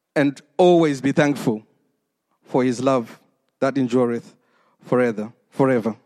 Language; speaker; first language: English; non-native, local second language; Shona